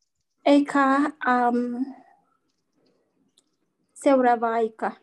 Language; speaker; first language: Finnish; non-native, learner; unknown